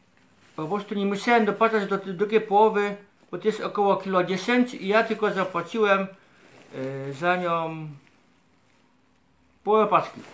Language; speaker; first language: Polish; native; Polish